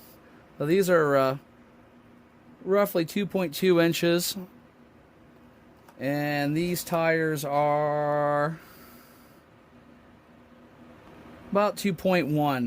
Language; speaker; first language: English; native; English